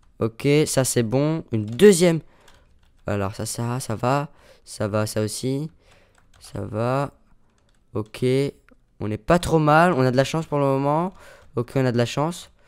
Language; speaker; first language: French; native; French